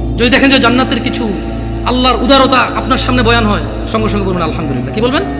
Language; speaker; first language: Bangla; early bilingual, heritage; Bangla